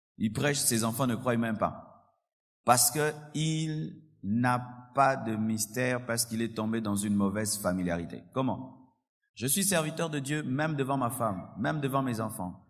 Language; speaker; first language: French; non-native, local second language; Lingala